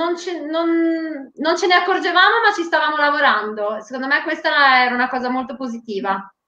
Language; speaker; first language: Italian; native; Italian